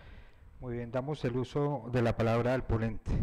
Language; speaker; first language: Spanish; native; Spanish